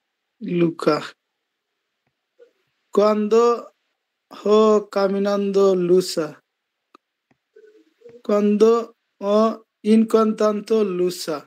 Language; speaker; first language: Italian; non-native, learner; Bangla